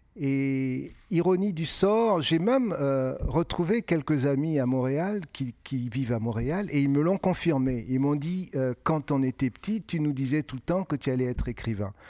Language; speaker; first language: French; non-native, local second language; Kinyarwanda